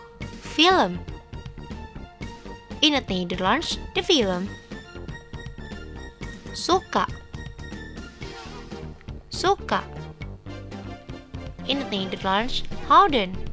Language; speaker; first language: Dutch; non-native, fluent; Indonesian